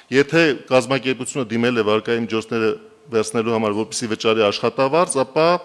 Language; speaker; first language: Armenian; native; Armenian